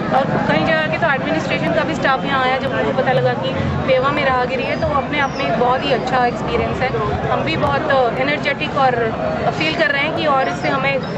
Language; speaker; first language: Hindi; native; Hindi